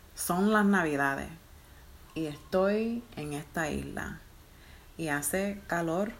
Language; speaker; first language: Spanish; early bilingual, heritage; Spanish